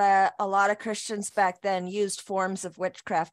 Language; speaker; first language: English; native; English